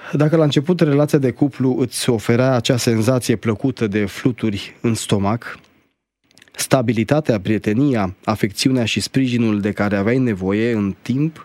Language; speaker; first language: Romanian; native; Romanian